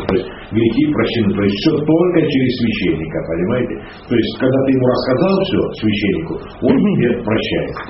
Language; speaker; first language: Russian; native; Russian